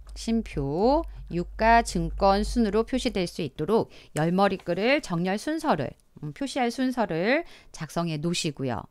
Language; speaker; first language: Korean; native; Korean